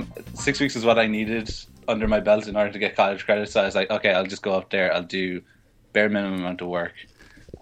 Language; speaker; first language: English; native; English